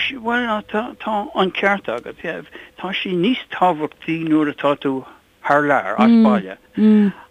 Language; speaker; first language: Irish; non-native, local second language; English